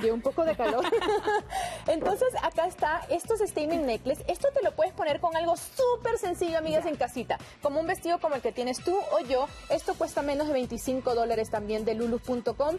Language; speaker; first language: Spanish; native; Spanish